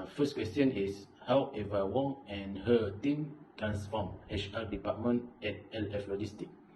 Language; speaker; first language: English; non-native, local second language; Malay